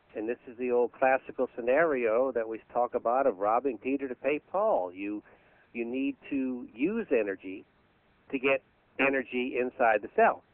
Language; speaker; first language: English; native; English